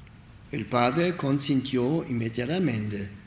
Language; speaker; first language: Spanish; non-native, learner; German